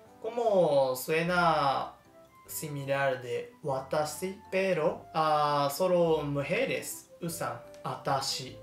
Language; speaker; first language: Spanish; non-native, learner; Japanese